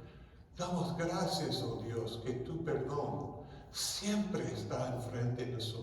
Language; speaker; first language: Spanish; non-native, fluent; English